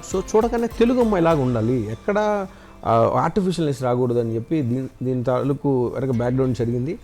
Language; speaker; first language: Telugu; native; Telugu